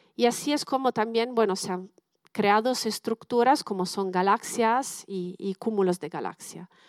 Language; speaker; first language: Spanish; non-native, fluent; Italian